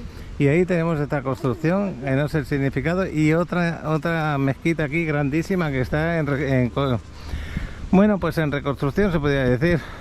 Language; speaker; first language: Spanish; native; Spanish